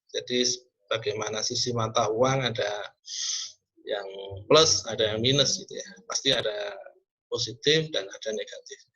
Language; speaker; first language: Indonesian; non-native, local second language; Javanese